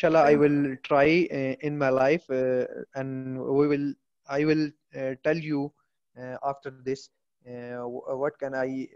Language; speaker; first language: English; non-native, local second language; Urdu